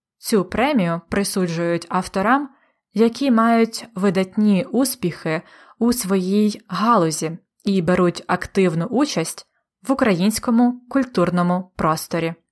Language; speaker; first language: Ukrainian; native; Ukrainian